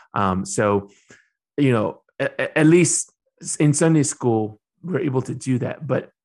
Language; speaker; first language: English; early bilingual, other home language; Burmese